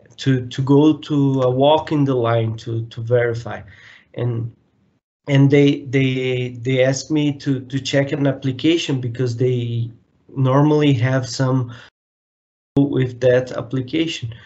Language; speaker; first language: English; non-native, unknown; Portuguese